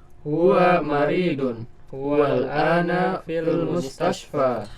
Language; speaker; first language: Arabic; non-native, learner; Indonesian